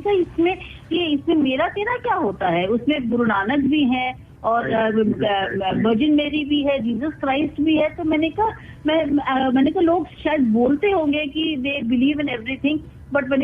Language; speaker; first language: Hindi; non-native, local second language; Tamil